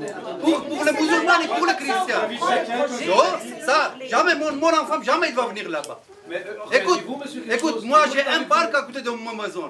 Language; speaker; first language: French; non-native, learner; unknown